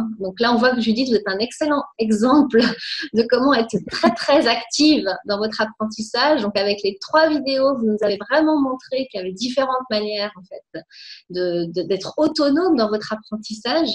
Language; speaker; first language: French; native; French